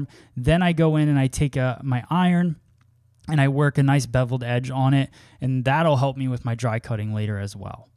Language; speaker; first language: English; native; English